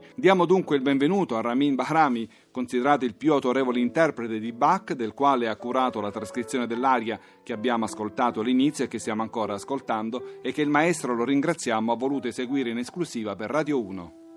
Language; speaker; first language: Italian; non-native, fluent; Persian